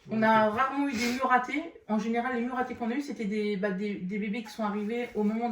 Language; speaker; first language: French; native; French